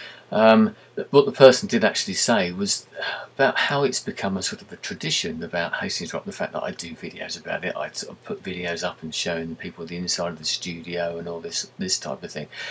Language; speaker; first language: English; native; English